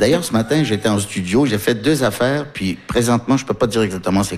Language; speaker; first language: French; early bilingual, other home language; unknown